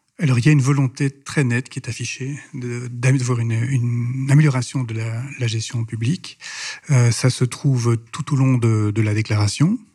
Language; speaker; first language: French; native; French